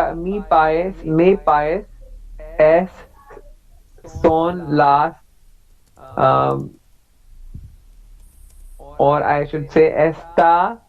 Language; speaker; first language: Spanish; non-native, learner; English